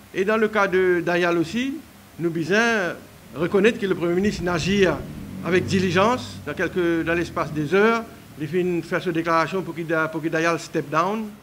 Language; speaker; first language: French; non-native, local second language; Morisyen